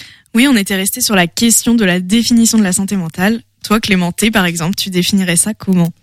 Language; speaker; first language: French; native; French